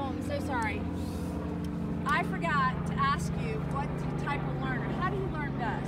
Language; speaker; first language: English; native; English